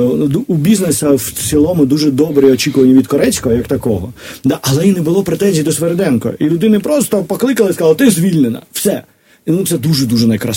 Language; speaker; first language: Ukrainian; native; Ukrainian